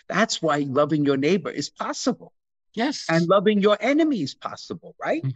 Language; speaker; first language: English; native; English